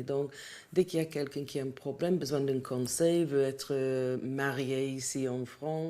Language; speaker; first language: French; non-native, learner; English